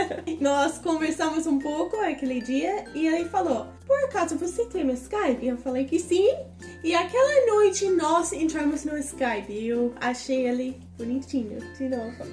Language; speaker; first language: Portuguese; non-native, fluent; English